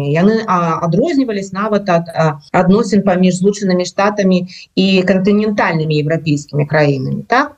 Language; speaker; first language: Belarusian; non-native, local second language; Russian